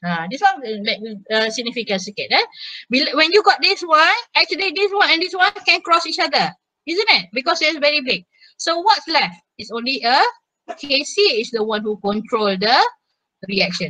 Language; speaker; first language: English; non-native, local second language; Malay